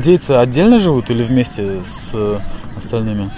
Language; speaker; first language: Russian; native; Russian